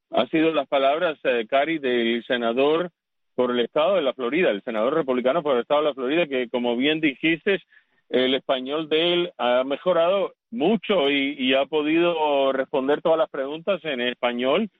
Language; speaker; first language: Spanish; early bilingual, heritage; Spanish